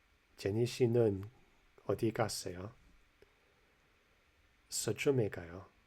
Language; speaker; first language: Korean; non-native, learner; English